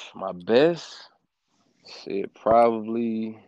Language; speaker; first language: English; native; English